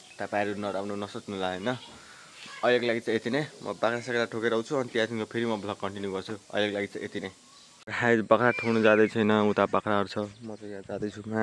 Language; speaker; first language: Nepali; non-native, local second language; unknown